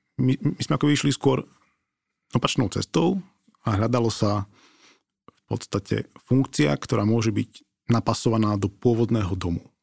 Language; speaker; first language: Slovak; native; Slovak